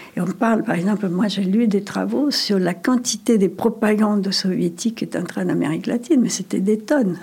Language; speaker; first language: French; non-native, fluent; Spanish